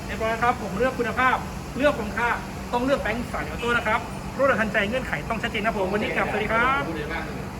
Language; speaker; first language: Thai; native; Thai